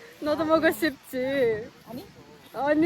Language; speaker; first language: Korean; non-native, learner; Turkish